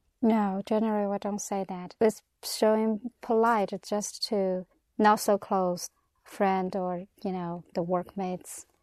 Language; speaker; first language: English; non-native, learner; Chinese